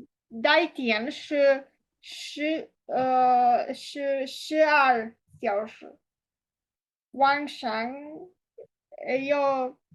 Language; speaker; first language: Chinese; non-native, learner; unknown